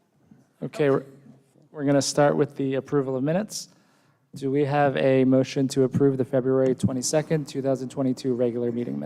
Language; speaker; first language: English; native; English